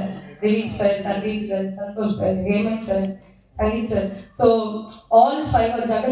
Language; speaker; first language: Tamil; non-native, learner; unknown